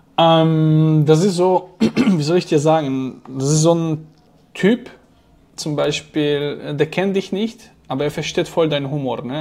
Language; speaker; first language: German; non-native, fluent; Slovak